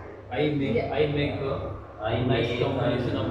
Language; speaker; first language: English; non-native, learner; Hindi